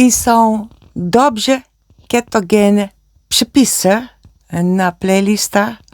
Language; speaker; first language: Polish; non-native, learner; Dutch